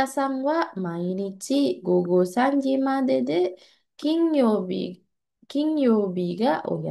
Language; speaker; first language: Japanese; non-native, learner; Indonesian